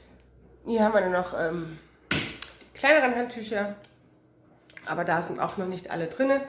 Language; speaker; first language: German; native; German